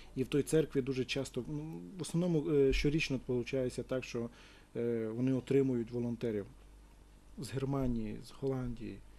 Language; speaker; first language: Ukrainian; non-native, local second language; Romany